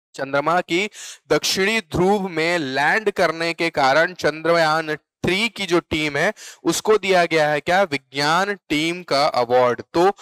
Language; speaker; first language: Hindi; native; Hindi